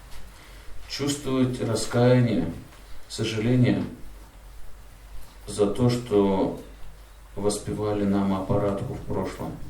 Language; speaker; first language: Russian; native; Russian